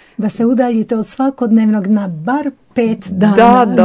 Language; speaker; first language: Croatian; native; Croatian